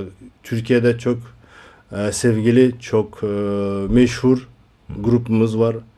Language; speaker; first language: Turkish; non-native, learner; Kazakh